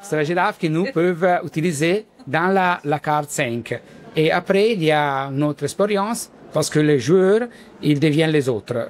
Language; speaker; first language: French; non-native, learner; Italian